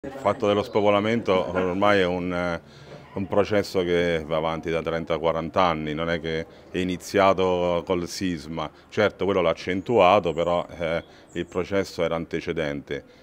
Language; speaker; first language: Italian; native; Italian